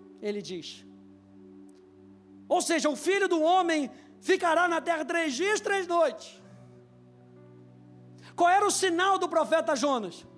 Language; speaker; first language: Portuguese; native; Portuguese